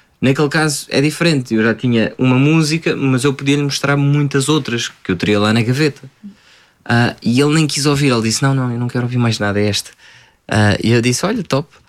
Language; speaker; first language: Portuguese; early bilingual, other home language; French